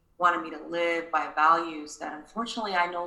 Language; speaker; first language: English; early bilingual, other home language; Spanish